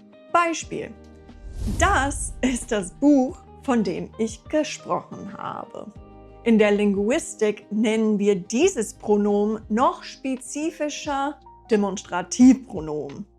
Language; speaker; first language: German; non-native, fluent; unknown